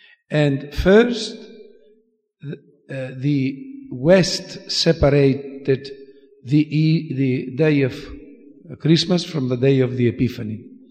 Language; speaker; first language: English; non-native, fluent; Greek